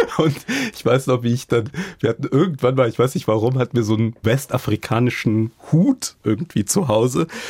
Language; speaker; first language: German; early bilingual, other home language; English